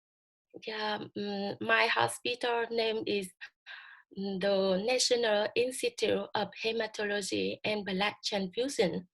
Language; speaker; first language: English; non-native, learner; Vietnamese